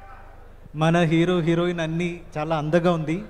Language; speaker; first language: Telugu; non-native, learner; Malayalam